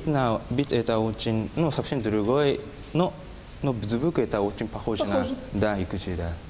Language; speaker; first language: Russian; non-native, learner; Japanese